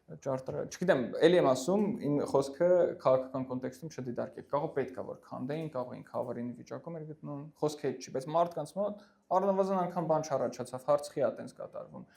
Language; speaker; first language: Armenian; early bilingual, heritage; Armenian